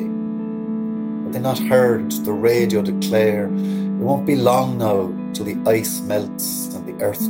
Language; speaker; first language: English; native; English